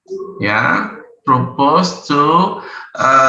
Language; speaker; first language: English; non-native, learner; Indonesian